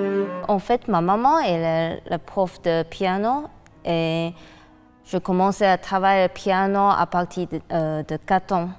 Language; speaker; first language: French; non-native, learner; Chinese